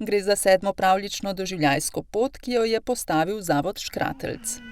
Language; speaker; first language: Slovenian; native; Slovenian